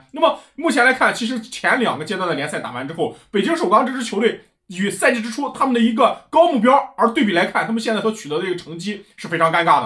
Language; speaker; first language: Chinese; native; Chinese